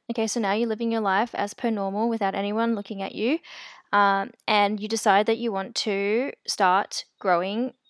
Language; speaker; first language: English; native; English